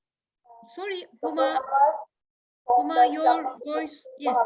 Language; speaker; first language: English; non-native, learner; Turkish